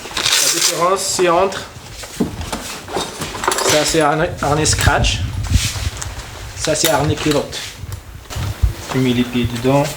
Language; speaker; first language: French; non-native, learner; Malagasy